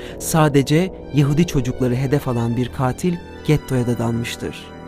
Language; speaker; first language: Turkish; native; Turkish